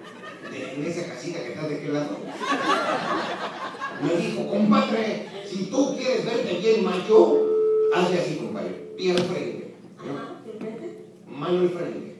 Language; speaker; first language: Spanish; native; Spanish